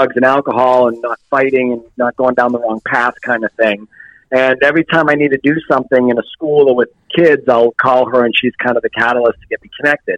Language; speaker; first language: English; native; English